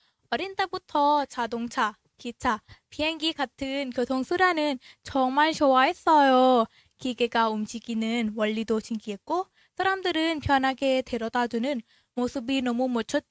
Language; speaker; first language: Korean; non-native, learner; Thai